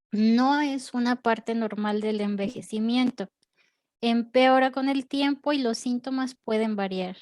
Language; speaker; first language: Spanish; native; Spanish